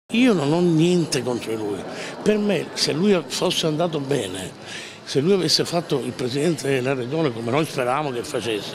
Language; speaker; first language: Italian; native; Italian